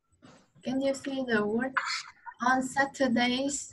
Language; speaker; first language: English; non-native, learner; Vietnamese